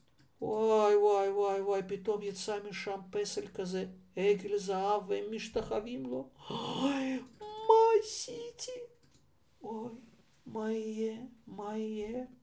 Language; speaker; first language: Hebrew; non-native, fluent; Russian